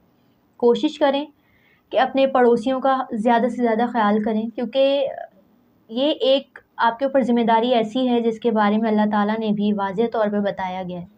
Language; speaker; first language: Urdu; native; Urdu